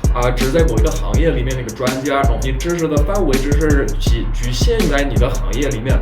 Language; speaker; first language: Chinese; non-native, fluent; English